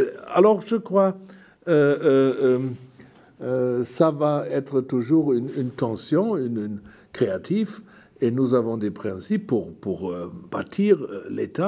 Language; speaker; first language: French; non-native, fluent; German